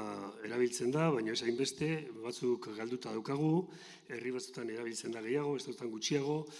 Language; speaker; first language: Basque; native; Basque